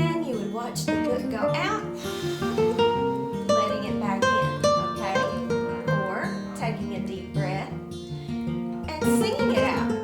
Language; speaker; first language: English; native; English